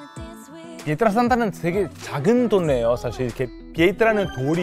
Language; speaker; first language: Korean; non-native, fluent; Italian